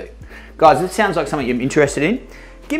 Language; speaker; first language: English; native; English